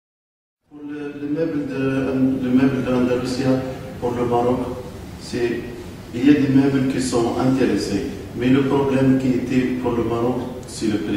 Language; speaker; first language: French; non-native, local second language; Arabic